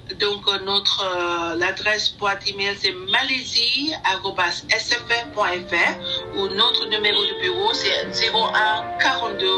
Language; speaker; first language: French; non-native, learner; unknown